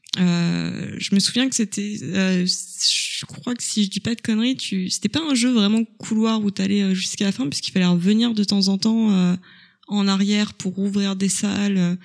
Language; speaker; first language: French; native; French